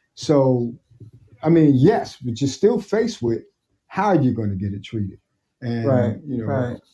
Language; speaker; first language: English; native; English